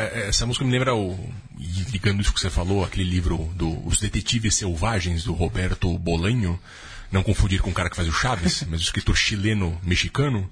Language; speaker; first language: Portuguese; native; Portuguese